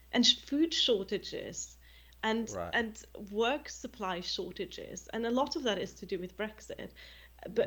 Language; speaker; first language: English; non-native, fluent; German